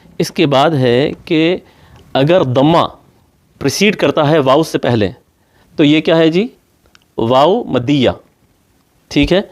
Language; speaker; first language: Urdu; native; Urdu